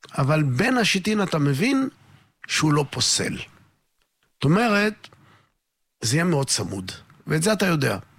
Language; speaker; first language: Hebrew; native; Hebrew